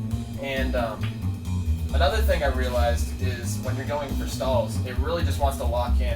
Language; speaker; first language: English; native; English